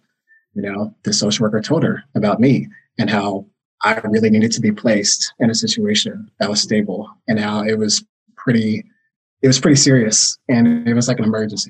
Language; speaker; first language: English; native; English